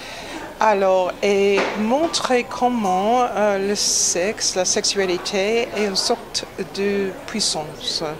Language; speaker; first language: French; non-native, fluent; English